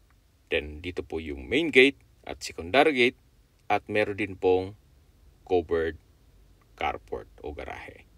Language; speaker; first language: Filipino; native; Filipino